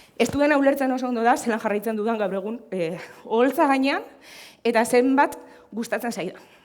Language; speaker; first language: Basque; non-native, local second language; Spanish